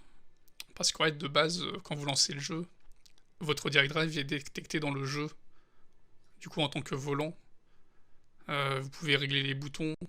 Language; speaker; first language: French; native; French